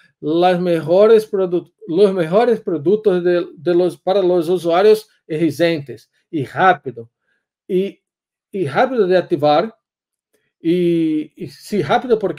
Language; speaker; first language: Spanish; non-native, learner; Portuguese